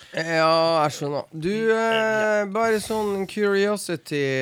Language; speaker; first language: Norwegian; non-native, fluent; English